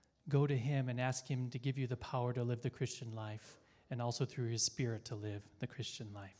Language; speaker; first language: English; native; English